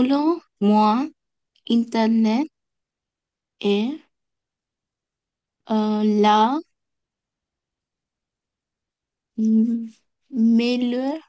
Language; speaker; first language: French; non-native, learner; Bangla